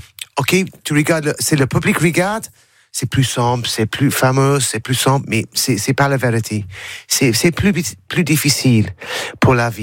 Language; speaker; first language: French; non-native, learner; English